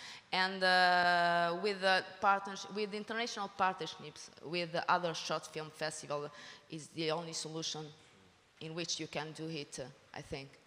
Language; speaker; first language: English; non-native, learner; Italian